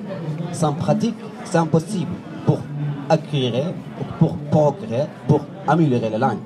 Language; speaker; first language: French; non-native, fluent; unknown